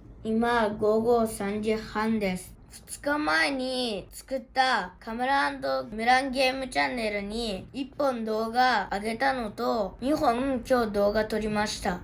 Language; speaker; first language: Japanese; early bilingual, other home language; Uyghur